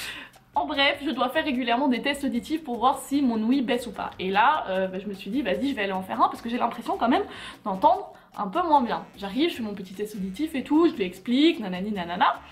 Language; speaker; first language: French; native; French